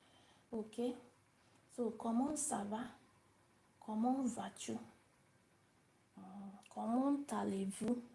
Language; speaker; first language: French; non-native, learner; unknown